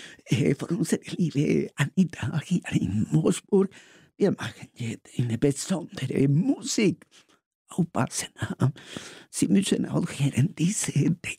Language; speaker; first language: German; non-native, learner; Spanish